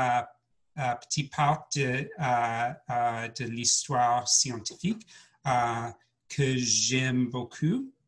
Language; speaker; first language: French; non-native, learner; English